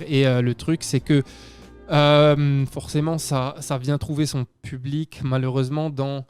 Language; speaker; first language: French; native; French